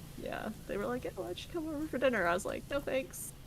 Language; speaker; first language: English; native; English